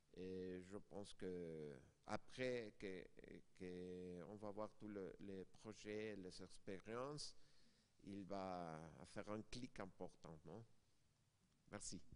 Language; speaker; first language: French; non-native, fluent; Spanish